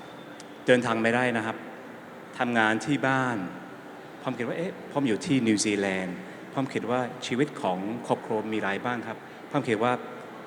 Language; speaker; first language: Thai; non-native, learner; English